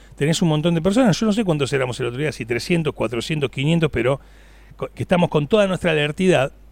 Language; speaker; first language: Spanish; native; Spanish